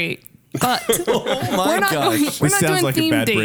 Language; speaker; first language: English; native; English